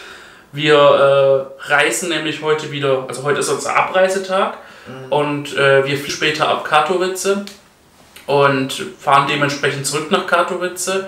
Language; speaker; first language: German; native; German